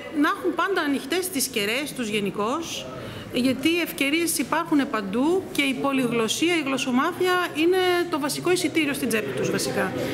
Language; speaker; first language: Greek; early bilingual, heritage; Greek